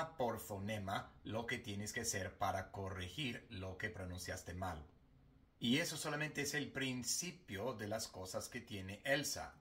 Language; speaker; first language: Spanish; non-native, fluent; English